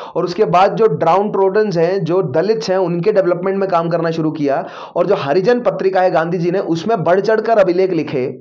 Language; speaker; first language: Hindi; native; Hindi